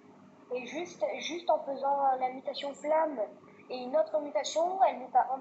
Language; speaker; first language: French; native; French